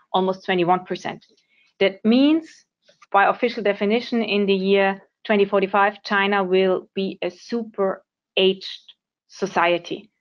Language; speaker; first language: English; non-native, fluent; German